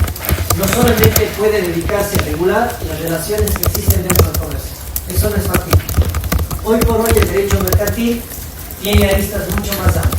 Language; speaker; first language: Spanish; native; Spanish